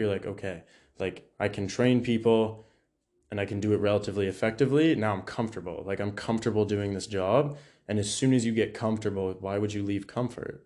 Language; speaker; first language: English; native; English